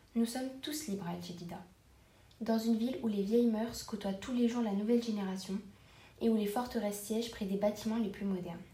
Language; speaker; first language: French; non-native, local second language; Arabic